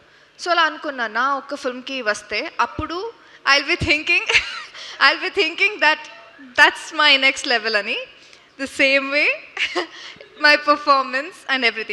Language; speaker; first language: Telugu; non-native, learner; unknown